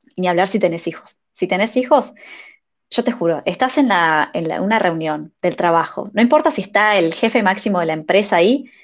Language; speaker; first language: Spanish; native; Spanish